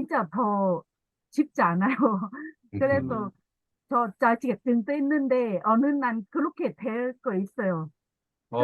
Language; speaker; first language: Korean; non-native, learner; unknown